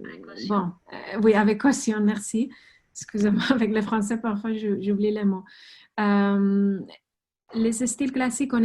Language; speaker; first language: French; non-native, fluent; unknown